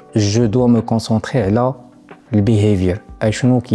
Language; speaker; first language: Arabic; native; Arabic